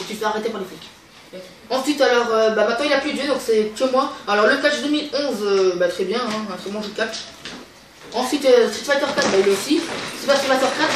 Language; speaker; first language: French; native; French